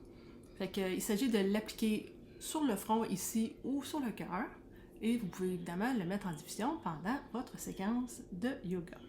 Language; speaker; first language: French; native; French